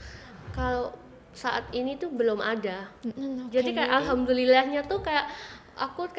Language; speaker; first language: Indonesian; native; Indonesian